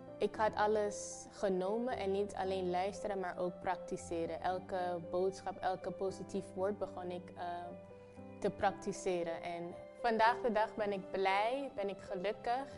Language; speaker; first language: Dutch; non-native, local second language; Papiamento